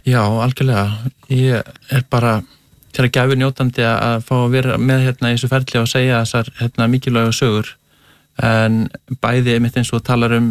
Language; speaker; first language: Icelandic; native; Icelandic